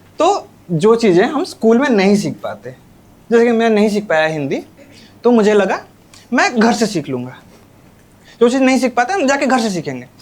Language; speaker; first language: Hindi; non-native, local second language; Odia